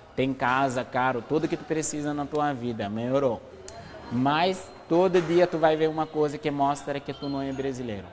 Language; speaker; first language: Portuguese; non-native, fluent; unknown